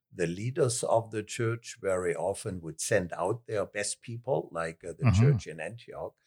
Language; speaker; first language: English; non-native, fluent; German